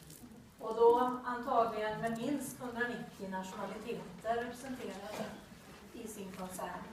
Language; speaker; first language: Swedish; native; Swedish